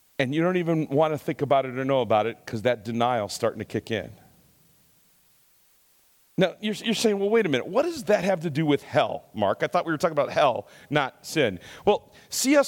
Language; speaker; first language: English; native; English